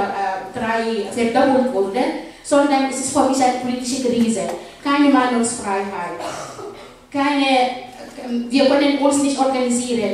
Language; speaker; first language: German; non-native, fluent; Arabic